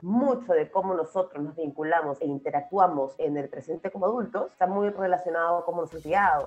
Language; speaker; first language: Spanish; native; Spanish